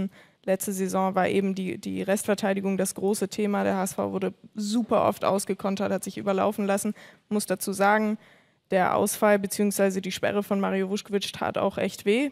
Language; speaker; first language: German; native; German